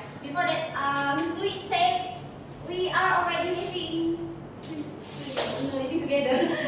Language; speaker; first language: English; non-native, learner; Indonesian